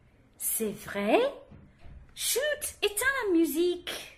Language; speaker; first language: French; non-native, learner; English